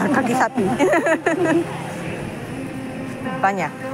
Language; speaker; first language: Indonesian; non-native, learner; Japanese